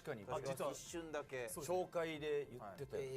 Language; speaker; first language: Japanese; native; Japanese